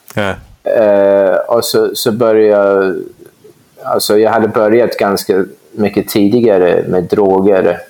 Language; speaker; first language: Swedish; non-native, fluent; English